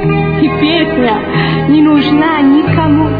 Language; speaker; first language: Russian; non-native, learner; Italian